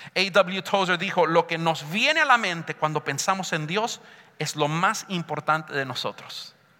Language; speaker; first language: Spanish; early bilingual, heritage; Spanish